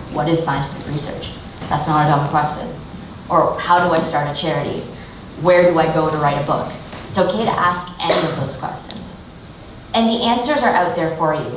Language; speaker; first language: English; native; English